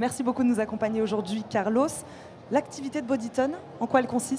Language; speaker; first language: French; native; French